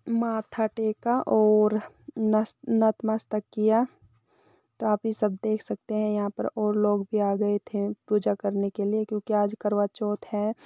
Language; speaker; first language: Hindi; native; Hindi